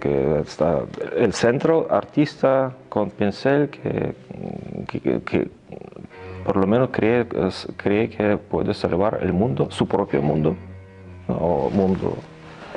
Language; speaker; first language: Spanish; non-native, learner; Russian